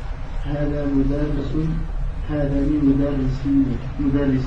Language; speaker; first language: Arabic; non-native, learner; French